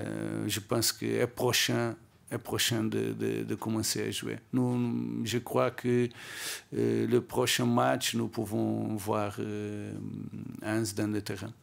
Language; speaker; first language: French; non-native, learner; Portuguese